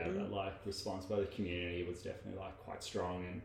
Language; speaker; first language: English; native; English